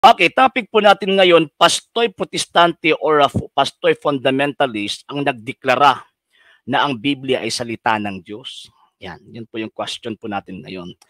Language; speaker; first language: Filipino; non-native, local second language; Cebuano